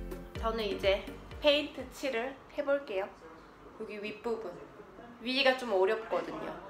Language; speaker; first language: Korean; native; Korean